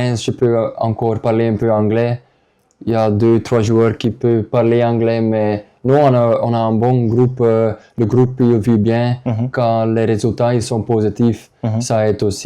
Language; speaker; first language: French; non-native, local second language; Dutch